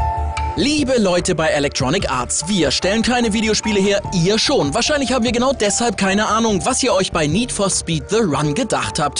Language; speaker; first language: German; native; German